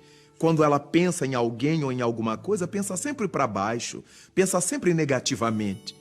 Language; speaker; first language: Portuguese; native; Portuguese